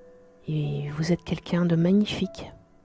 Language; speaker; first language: French; native; French